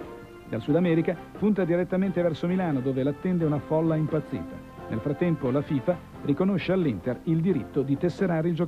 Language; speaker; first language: Italian; native; Italian